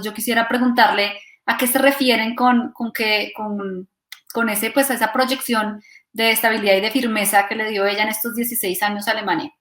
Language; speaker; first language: Spanish; native; Spanish